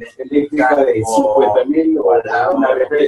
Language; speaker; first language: Spanish; native; Spanish